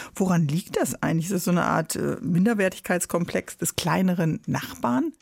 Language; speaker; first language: German; native; German